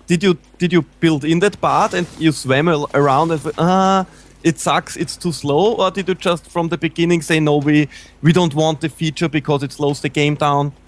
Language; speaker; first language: English; non-native, fluent; German